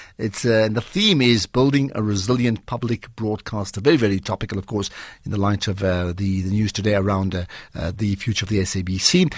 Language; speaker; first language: English; native; English